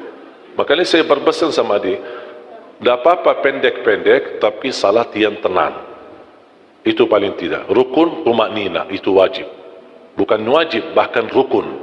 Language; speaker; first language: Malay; non-native, fluent; Arabic